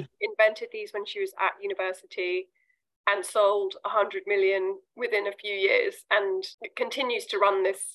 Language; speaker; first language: English; native; English